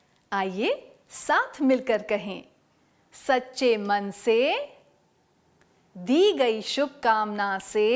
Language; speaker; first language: Hindi; native; Hindi